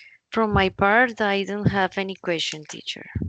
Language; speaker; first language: English; non-native, learner; Spanish